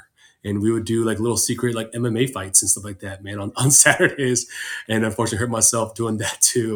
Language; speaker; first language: English; native; English